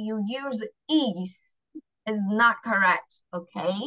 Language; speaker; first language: English; non-native, fluent; Vietnamese